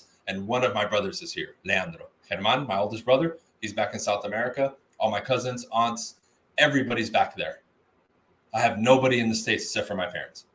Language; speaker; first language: English; native; English